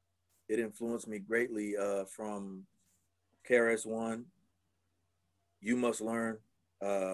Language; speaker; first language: English; native; English